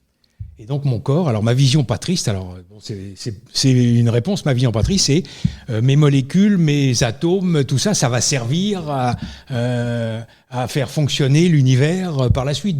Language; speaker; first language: French; native; French